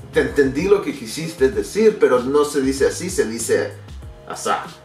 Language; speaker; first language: Spanish; non-native, learner; English